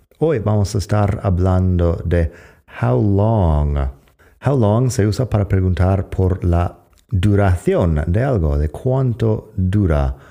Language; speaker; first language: Spanish; non-native, fluent; English